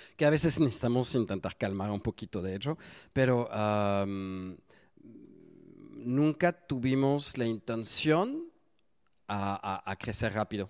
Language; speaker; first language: Spanish; non-native, fluent; French